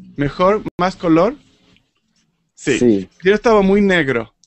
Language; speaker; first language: Spanish; native; Spanish